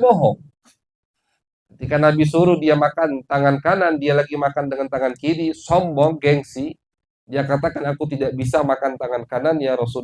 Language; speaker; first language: Indonesian; native; Indonesian